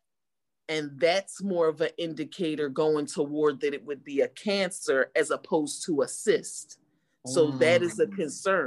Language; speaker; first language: English; native; English